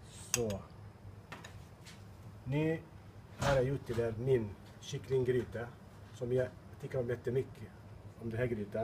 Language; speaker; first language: Swedish; non-native, fluent; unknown